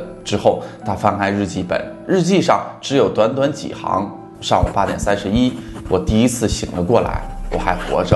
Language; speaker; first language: Chinese; native; Chinese